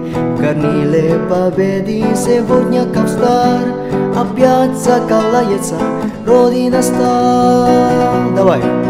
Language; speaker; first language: Russian; non-native, learner; Indonesian